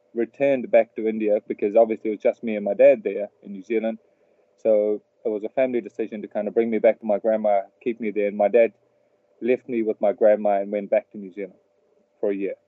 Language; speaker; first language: English; early bilingual, other home language; Telugu